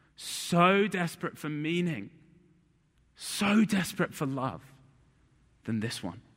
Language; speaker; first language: English; native; English